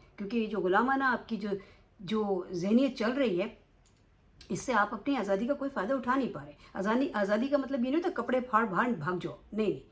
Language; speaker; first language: Urdu; native; Urdu